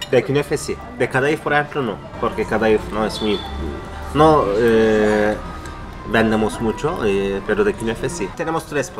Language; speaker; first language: Spanish; non-native, fluent; Turkish